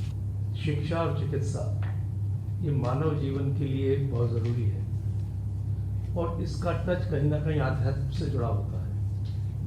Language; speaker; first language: Hindi; native; Hindi